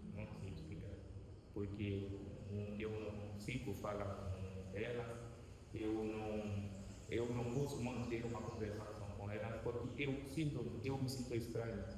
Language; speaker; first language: Portuguese; non-native, fluent; Haitian Creole